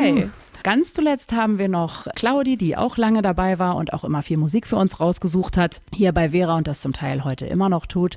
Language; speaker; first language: German; native; German